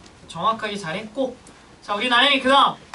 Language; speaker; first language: Korean; native; Korean